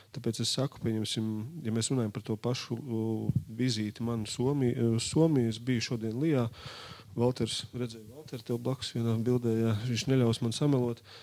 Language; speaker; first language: Latvian; native; Latvian